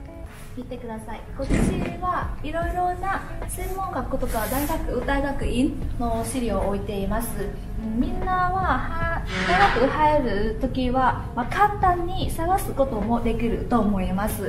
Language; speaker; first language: Japanese; non-native, learner; Vietnamese